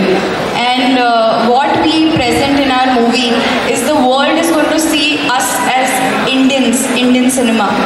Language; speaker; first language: Kannada; non-native, local second language; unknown